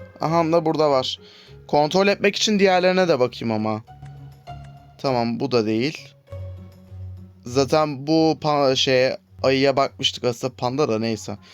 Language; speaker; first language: Turkish; native; Turkish